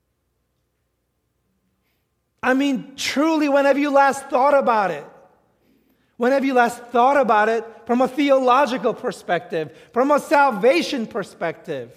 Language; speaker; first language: English; native; English